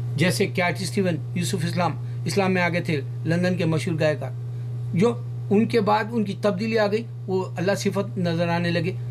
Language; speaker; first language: Urdu; native; Urdu